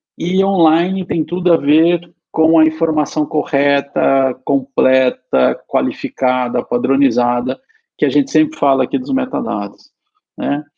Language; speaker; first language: Portuguese; native; Portuguese